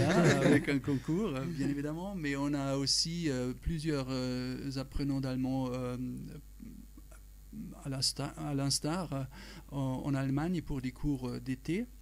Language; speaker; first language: French; non-native, fluent; German